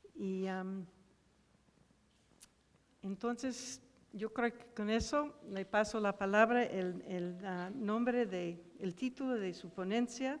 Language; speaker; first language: Spanish; non-native, fluent; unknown